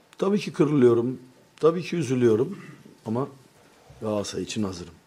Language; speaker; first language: Turkish; native; Turkish